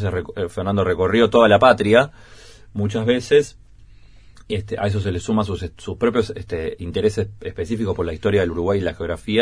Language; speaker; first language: Spanish; native; Spanish